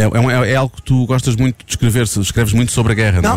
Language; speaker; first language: Portuguese; native; Portuguese